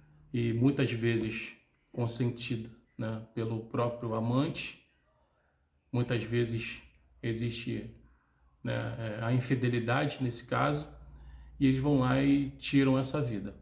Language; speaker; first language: Portuguese; native; Portuguese